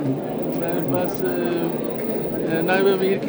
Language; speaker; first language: Urdu; native; Urdu